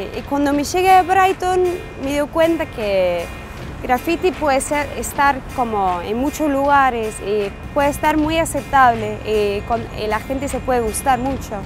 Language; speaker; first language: Spanish; non-native, fluent; English